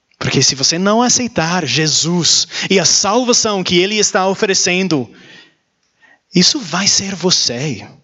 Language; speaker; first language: Portuguese; non-native, learner; English